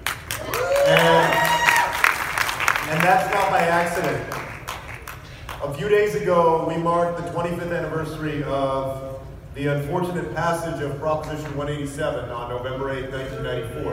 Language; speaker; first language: English; native; English